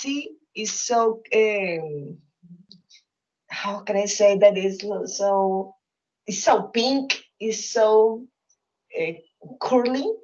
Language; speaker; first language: English; non-native, fluent; Spanish